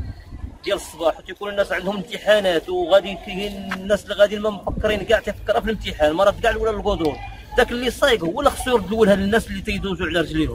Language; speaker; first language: Arabic; native; Arabic